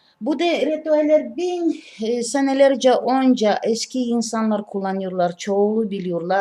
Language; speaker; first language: Turkish; non-native, learner; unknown